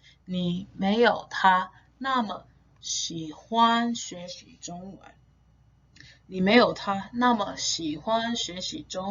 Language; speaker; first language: Chinese; non-native, fluent; English